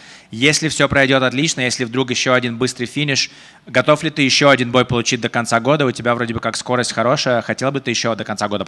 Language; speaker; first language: Russian; native; Russian